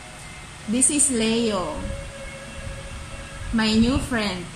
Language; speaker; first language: English; non-native, learner; Filipino